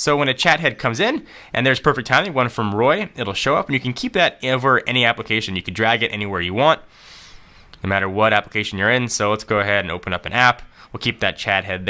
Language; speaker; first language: English; native; English